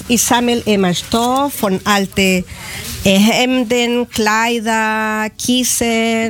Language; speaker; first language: German; non-native, learner; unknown